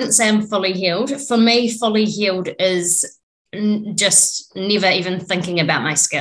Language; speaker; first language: English; native; English